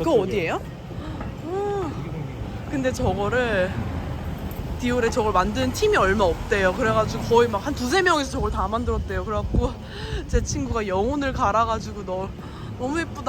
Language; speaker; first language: Korean; native; Korean